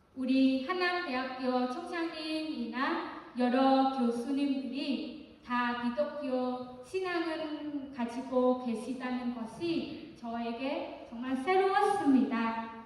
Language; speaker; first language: Korean; non-native, fluent; Vietnamese